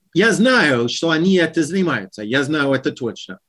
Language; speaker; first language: Russian; non-native, learner; English